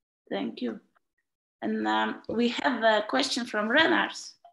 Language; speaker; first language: English; non-native, fluent; Latvian